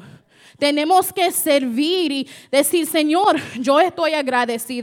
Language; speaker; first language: Spanish; early bilingual, heritage; Spanish